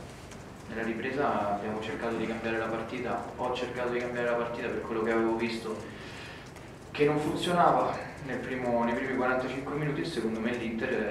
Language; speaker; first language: Italian; native; Italian